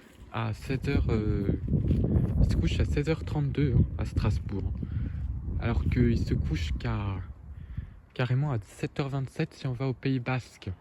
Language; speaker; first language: French; native; French